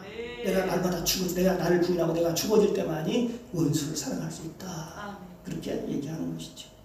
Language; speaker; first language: Korean; native; Korean